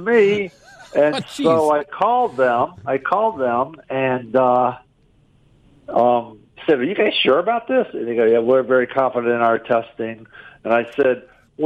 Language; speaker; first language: English; native; English